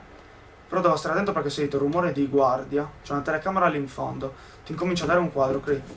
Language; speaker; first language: Italian; native; Italian